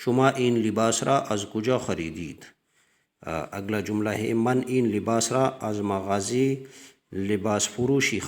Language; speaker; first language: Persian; non-native, fluent; Urdu